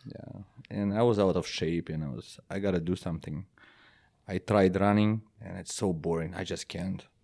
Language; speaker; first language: English; non-native, fluent; Belarusian